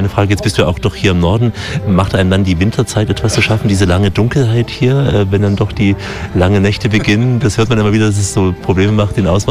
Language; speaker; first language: German; native; German